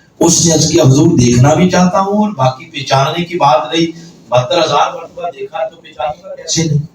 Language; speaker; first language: Urdu; non-native, local second language; Punjabi